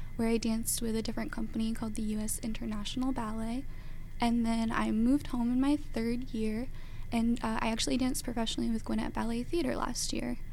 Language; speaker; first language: English; native; English